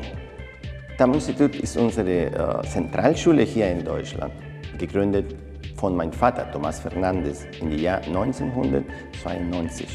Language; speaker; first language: German; non-native, fluent; Spanish